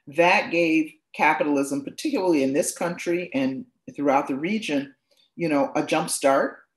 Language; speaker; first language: English; native; English